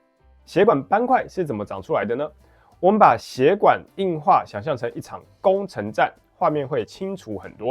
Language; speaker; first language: Chinese; native; Chinese